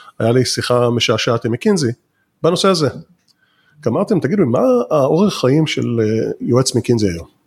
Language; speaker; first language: Hebrew; native; Hebrew